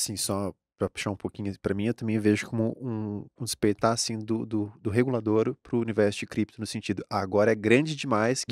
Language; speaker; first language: Portuguese; native; Portuguese